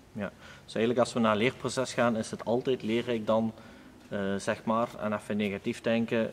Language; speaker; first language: Dutch; native; Dutch